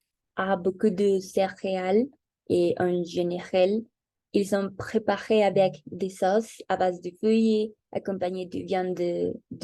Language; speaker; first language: French; non-native, learner; Spanish